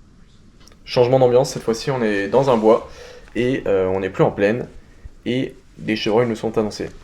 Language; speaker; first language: French; native; French